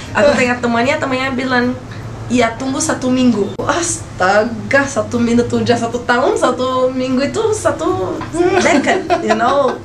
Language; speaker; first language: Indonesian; non-native, fluent; Portuguese